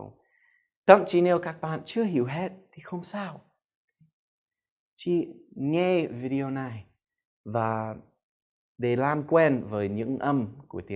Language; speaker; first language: Vietnamese; non-native, fluent; English